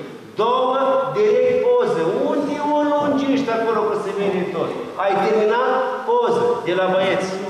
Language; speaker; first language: Romanian; non-native, learner; Russian